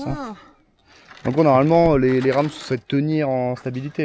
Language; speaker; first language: French; native; French